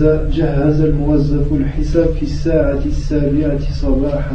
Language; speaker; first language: Arabic; non-native, learner; French